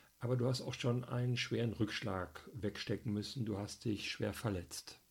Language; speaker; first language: German; native; German